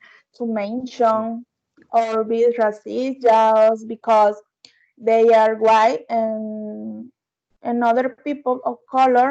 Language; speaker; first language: English; non-native, learner; Spanish